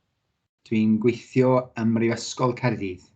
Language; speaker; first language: Welsh; non-native, learner; English